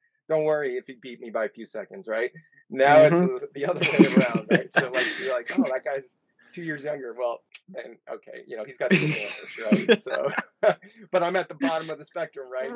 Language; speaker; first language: English; native; English